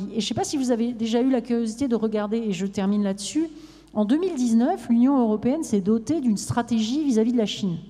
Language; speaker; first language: French; native; French